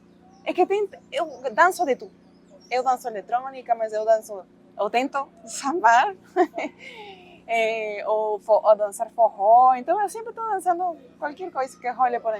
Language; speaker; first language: Portuguese; non-native, fluent; Spanish